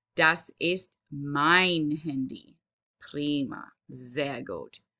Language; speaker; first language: German; non-native, learner; English